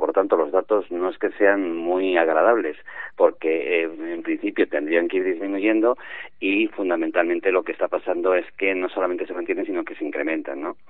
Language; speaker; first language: Spanish; native; Spanish